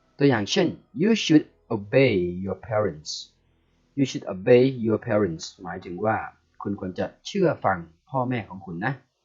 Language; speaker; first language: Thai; native; Thai